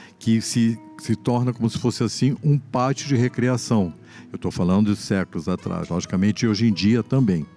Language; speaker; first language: Portuguese; early bilingual, other home language; Spanish